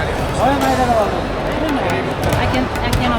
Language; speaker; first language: English; non-native, fluent; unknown